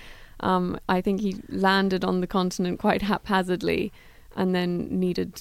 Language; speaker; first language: English; native; English